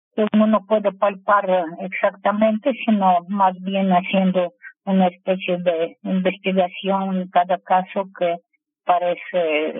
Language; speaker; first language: Spanish; non-native, fluent; Russian